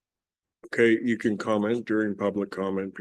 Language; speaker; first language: English; native; English